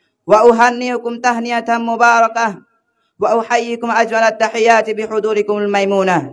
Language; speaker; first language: Arabic; non-native, learner; Bangla